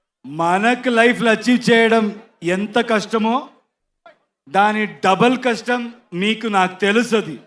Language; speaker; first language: Telugu; non-native, local second language; Kannada